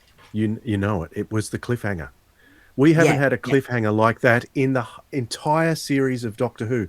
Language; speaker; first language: English; native; English